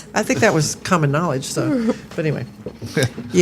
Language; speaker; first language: English; native; English